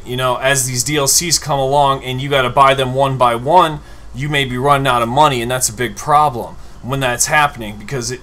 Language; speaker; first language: English; native; English